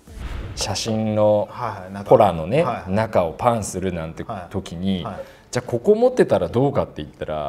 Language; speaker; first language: Japanese; native; Japanese